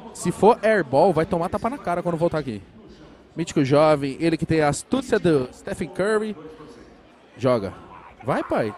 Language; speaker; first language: Portuguese; native; Portuguese